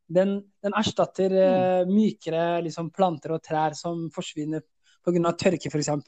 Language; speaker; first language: Norwegian; early bilingual, other home language; Somali